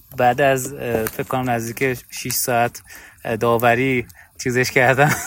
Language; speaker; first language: Persian; native; Persian